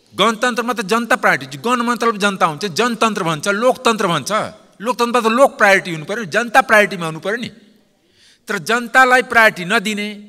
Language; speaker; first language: Nepali; non-native, local second language; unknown